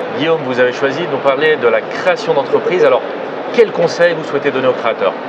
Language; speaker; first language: French; native; French